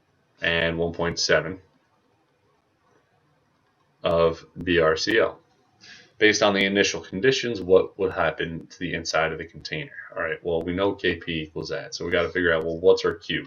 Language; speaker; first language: English; native; English